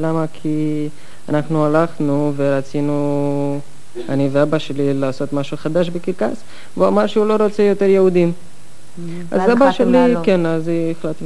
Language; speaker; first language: Hebrew; non-native, fluent; Romanian